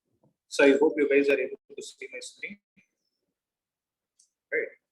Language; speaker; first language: English; non-native, local second language; Tamil